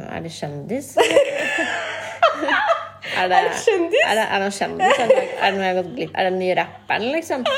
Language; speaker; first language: Norwegian; non-native, local second language; Kurdish